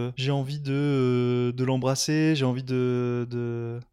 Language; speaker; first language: French; native; French